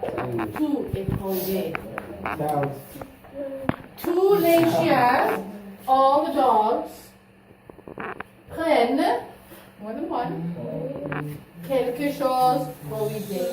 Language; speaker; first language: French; non-native, fluent; English